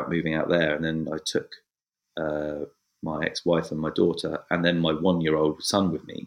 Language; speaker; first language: English; native; English